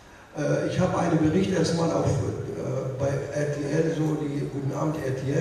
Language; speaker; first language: German; non-native, learner; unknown